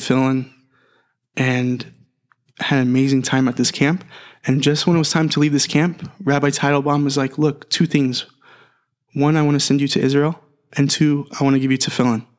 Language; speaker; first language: English; native; English